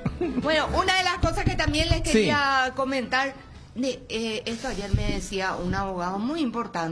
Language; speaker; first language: Spanish; native; Spanish